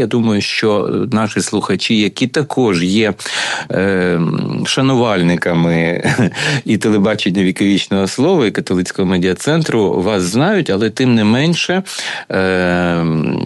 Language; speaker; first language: Ukrainian; native; Ukrainian